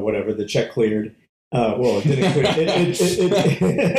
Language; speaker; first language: English; native; English